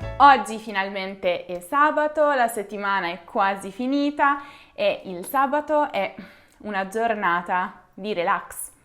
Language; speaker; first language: Italian; native; Italian